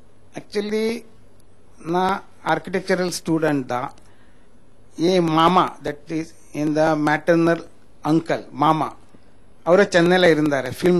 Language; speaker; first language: Tamil; non-native, local second language; Marathi